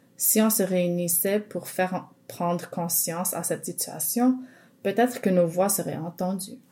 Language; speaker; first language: French; non-native, local second language; English